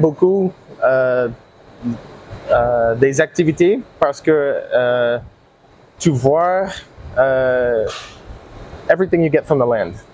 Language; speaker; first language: French; non-native, learner; English